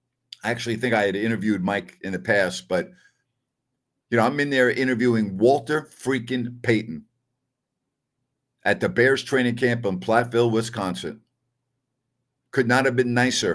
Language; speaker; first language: English; native; English